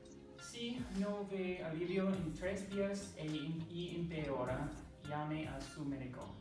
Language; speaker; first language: Spanish; non-native, learner; English